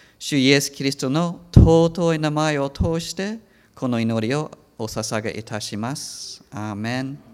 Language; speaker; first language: Japanese; non-native, fluent; English